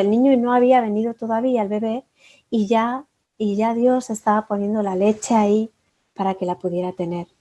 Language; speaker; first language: Spanish; native; Spanish